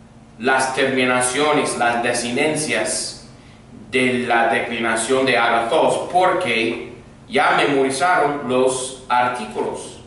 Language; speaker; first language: Spanish; non-native, fluent; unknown